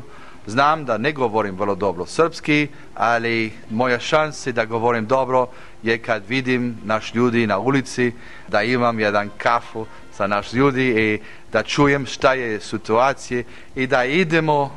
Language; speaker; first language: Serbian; early bilingual, heritage; English